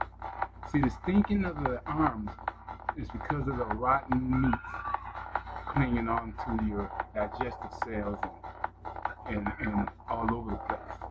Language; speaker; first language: English; native; English